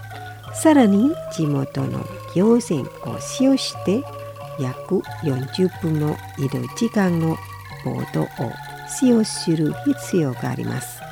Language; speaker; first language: Japanese; non-native, fluent; Indonesian